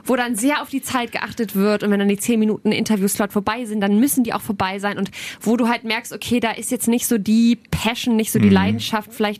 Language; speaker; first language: German; native; German